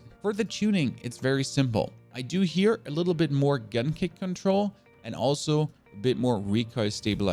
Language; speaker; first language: English; non-native, fluent; German